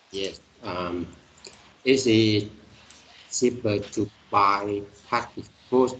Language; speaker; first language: English; non-native, learner; Vietnamese